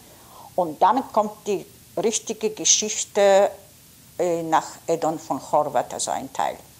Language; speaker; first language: German; non-native, fluent; Polish